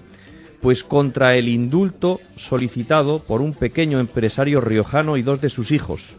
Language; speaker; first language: Spanish; native; Spanish